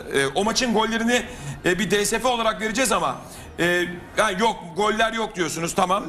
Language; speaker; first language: Turkish; native; Turkish